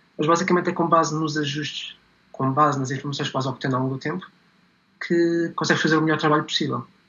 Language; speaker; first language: Portuguese; native; Portuguese